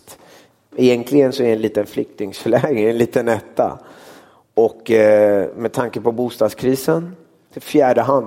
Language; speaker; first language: Swedish; early bilingual, other home language; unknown